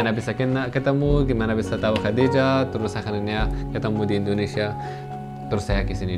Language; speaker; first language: Indonesian; non-native, fluent; Arabic